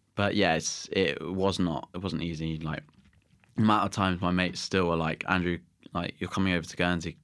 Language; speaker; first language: English; native; English